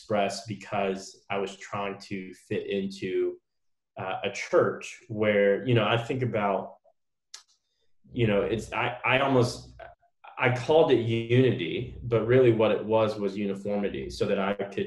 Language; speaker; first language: English; native; English